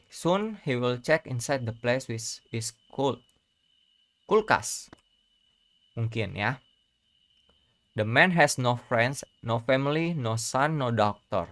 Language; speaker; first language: English; non-native, learner; Indonesian